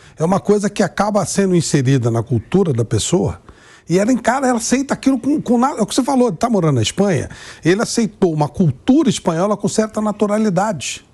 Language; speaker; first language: Portuguese; native; Portuguese